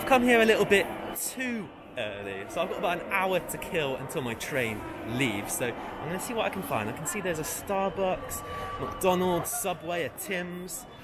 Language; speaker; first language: English; native; English